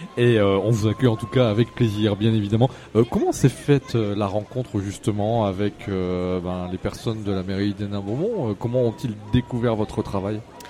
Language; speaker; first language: French; native; French